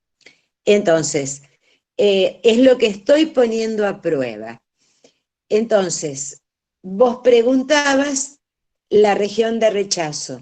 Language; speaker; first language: Spanish; native; Spanish